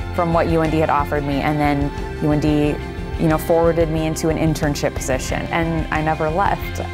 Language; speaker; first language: English; native; English